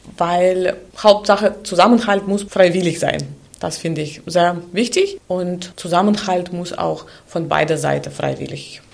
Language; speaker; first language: German; non-native, fluent; Russian